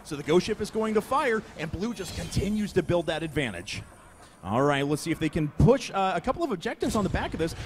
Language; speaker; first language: English; native; English